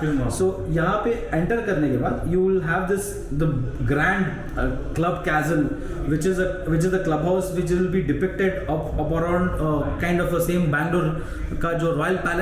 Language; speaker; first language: English; non-native, local second language; Hindi